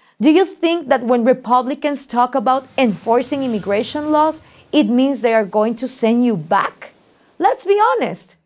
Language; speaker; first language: English; non-native, fluent; Spanish